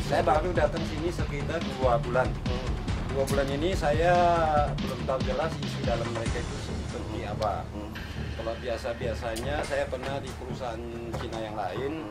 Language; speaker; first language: Indonesian; non-native, local second language; Chinese